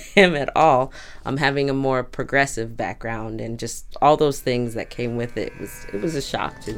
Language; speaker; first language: English; native; English